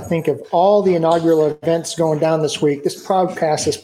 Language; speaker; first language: English; native; English